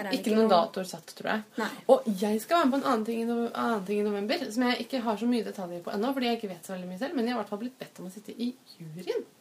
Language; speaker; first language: Norwegian; native; Norwegian